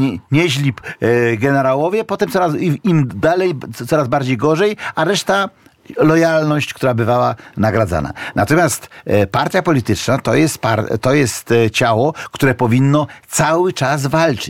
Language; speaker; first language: Polish; native; Polish